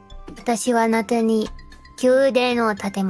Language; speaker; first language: Japanese; non-native, learner; English